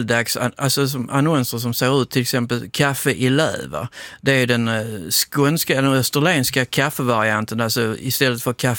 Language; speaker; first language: Swedish; native; Swedish